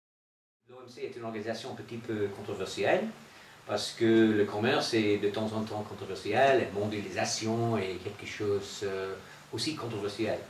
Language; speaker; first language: French; non-native, fluent; English